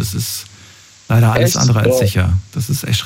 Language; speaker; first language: German; native; German